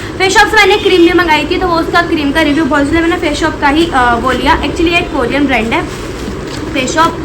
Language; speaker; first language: Hindi; non-native, local second language; Maithili